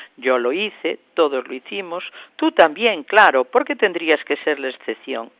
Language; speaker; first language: Spanish; native; Spanish